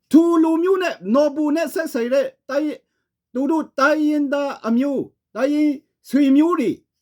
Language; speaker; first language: Burmese; non-native, local second language; Kachin